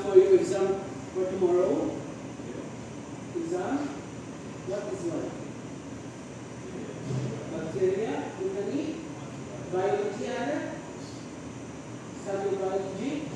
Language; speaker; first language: English; non-native, local second language; Filipino